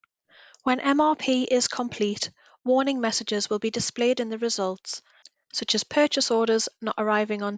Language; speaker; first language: English; native; English